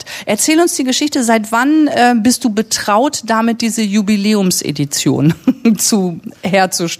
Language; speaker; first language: German; native; German